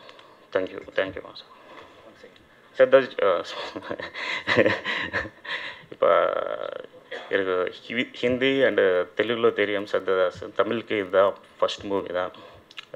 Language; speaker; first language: Tamil; non-native, learner; Telugu